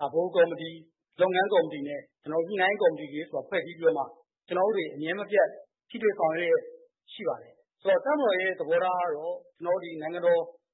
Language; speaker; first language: Burmese; native; Burmese